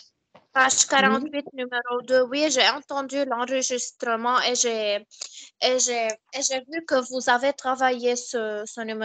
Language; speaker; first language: French; non-native, learner; Arabic